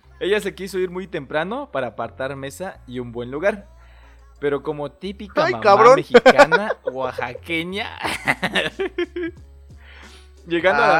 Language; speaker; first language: Spanish; native; Spanish